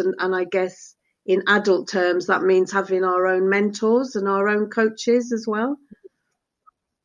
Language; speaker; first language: English; early bilingual, other home language; Spanish